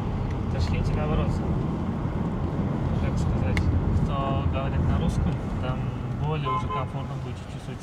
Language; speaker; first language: Russian; non-native, local second language; Uzbek